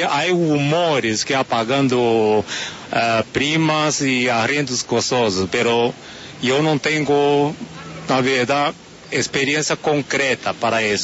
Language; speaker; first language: Spanish; non-native, fluent; Chinese